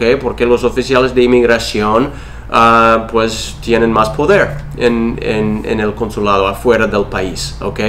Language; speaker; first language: Spanish; non-native, fluent; English